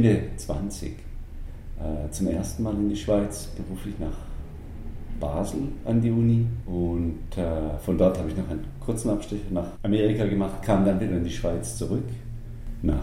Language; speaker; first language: German; native; German